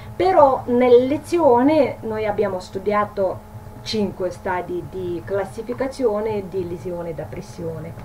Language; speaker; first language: Italian; non-native, learner; Russian